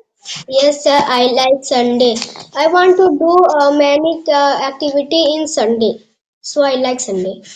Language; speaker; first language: English; non-native, learner; Hindi